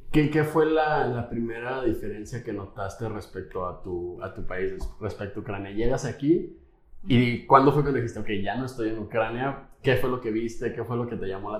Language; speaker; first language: Spanish; native; Spanish